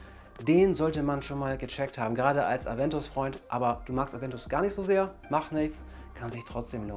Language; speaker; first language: German; native; German